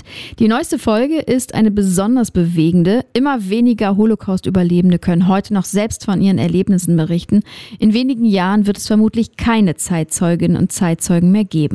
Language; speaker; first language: German; native; German